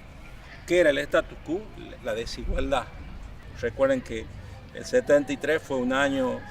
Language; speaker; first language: Spanish; native; Spanish